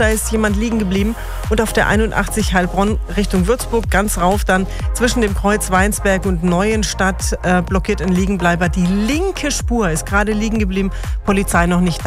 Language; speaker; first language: German; native; German